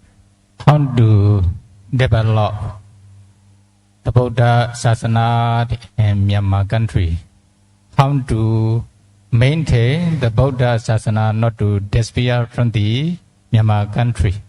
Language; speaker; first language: English; non-native, fluent; Burmese